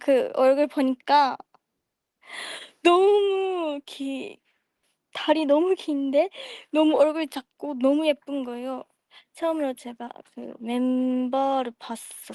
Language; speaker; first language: Korean; non-native, fluent; Japanese